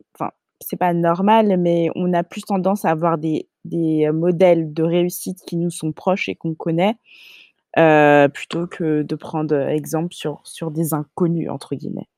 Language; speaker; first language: French; native; French